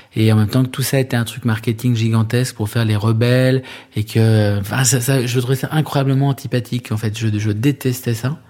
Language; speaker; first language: French; native; French